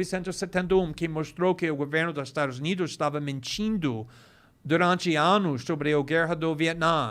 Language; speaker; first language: Portuguese; non-native, fluent; English